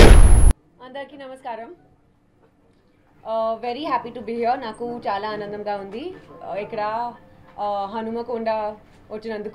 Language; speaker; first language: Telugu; non-native, local second language; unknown